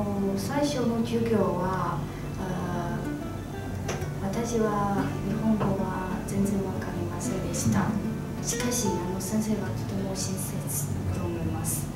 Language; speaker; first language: Japanese; non-native, learner; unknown